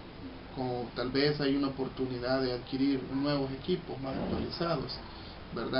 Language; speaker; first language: Spanish; native; Spanish